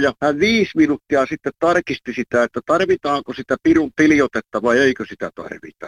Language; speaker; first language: Finnish; native; Finnish